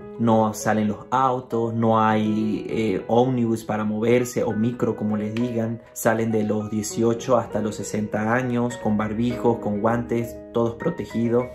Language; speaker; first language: Spanish; native; Spanish